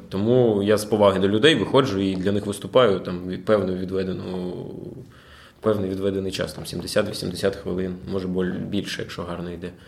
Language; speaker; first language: Ukrainian; non-native, local second language; Russian